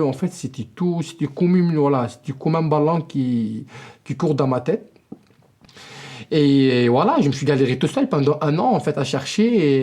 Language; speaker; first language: French; non-native, local second language; Arabic